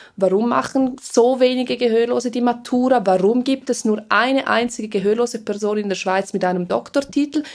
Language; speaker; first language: German; non-native, fluent; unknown